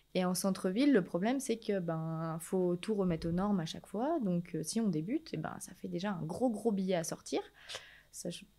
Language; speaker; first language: French; native; French